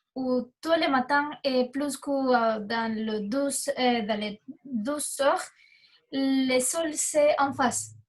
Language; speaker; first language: French; non-native, learner; Spanish